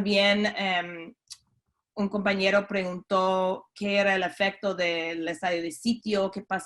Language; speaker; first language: Spanish; non-native, fluent; English